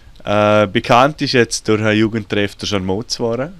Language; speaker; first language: German; native; German